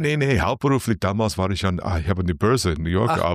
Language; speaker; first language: German; non-native, learner; English